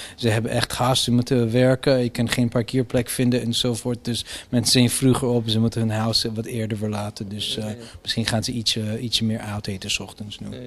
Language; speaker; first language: Dutch; non-native, fluent; English